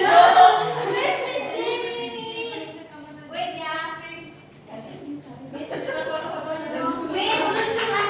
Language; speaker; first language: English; non-native, learner; Indonesian